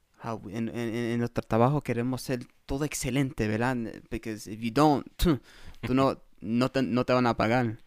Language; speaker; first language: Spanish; early bilingual, heritage; Spanish